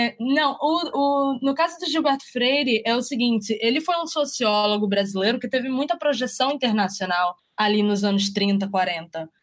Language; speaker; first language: Portuguese; native; Portuguese